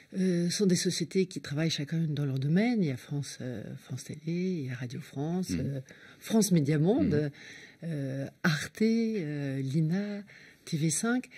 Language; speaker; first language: French; native; French